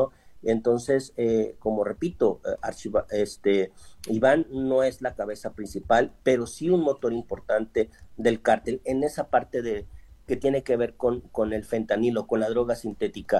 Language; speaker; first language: Spanish; native; Spanish